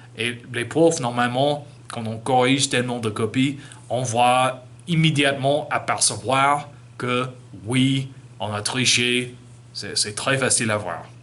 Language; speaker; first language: French; non-native, fluent; English